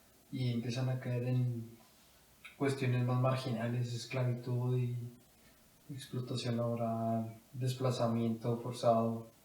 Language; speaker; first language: Spanish; native; Spanish